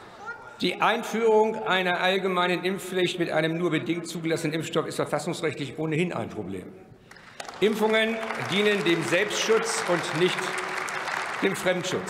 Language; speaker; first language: German; native; German